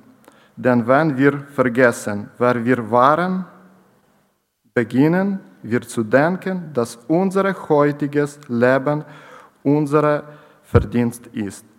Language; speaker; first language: German; non-native, learner; Ukrainian